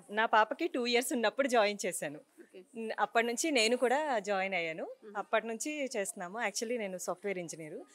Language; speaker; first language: Telugu; native; Telugu